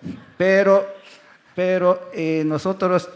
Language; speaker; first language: Spanish; non-native, learner; Japanese